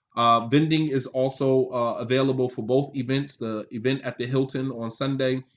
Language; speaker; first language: English; native; English